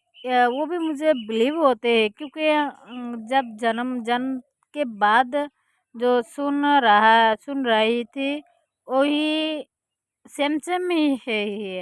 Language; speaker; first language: Hindi; non-native, fluent; Bangla